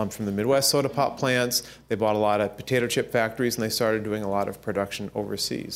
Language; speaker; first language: English; native; English